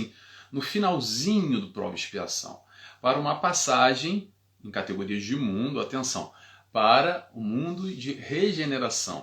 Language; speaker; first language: Portuguese; native; Portuguese